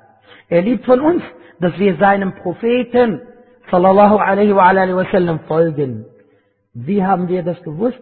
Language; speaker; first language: German; non-native, fluent; Arabic